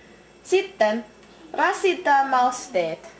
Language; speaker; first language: Finnish; non-native, learner; English